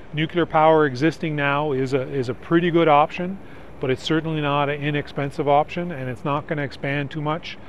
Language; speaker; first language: English; native; English